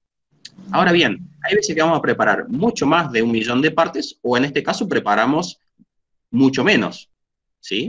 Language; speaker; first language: Spanish; native; Spanish